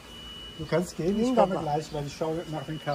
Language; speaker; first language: German; non-native, fluent; Italian